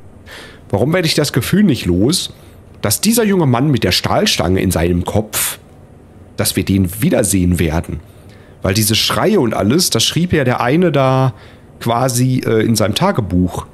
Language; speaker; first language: German; native; German